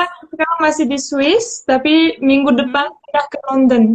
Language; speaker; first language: Indonesian; non-native, learner; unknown